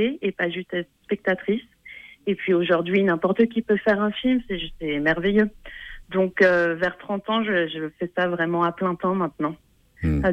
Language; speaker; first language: French; native; French